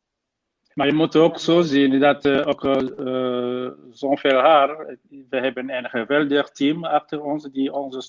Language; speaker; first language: Dutch; non-native, fluent; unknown